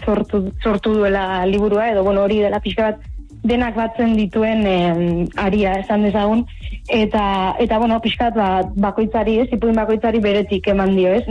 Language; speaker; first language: Basque; native; Basque